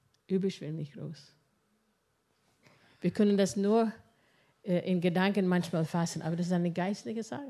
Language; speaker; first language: German; non-native, fluent; English